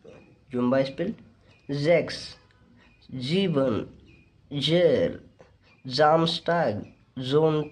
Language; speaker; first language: German; non-native, fluent; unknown